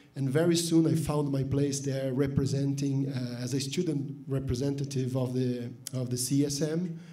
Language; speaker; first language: English; non-native, fluent; Portuguese